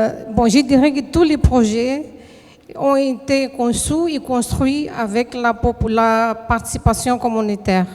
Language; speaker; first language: French; non-native, fluent; Portuguese